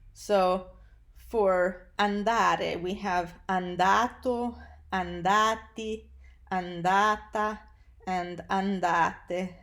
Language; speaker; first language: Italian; non-native, fluent; English